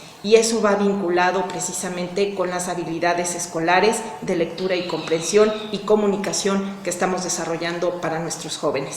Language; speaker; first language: Spanish; native; Spanish